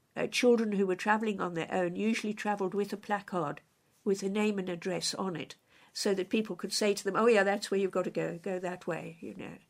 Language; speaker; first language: English; native; English